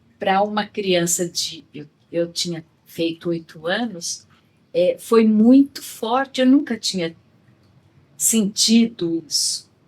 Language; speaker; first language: Portuguese; native; Portuguese